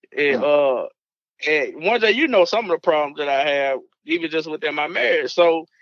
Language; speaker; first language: English; native; English